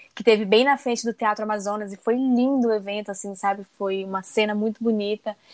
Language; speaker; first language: Portuguese; native; Portuguese